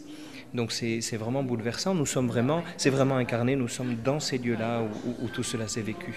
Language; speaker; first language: French; native; French